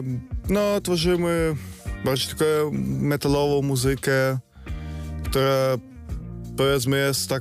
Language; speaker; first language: Polish; non-native, fluent; Ukrainian